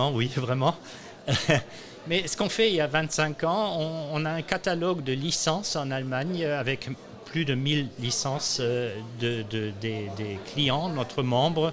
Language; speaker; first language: French; non-native, learner; German